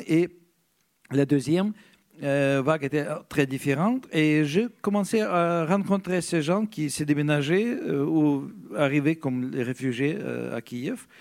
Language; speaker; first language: French; non-native, fluent; Russian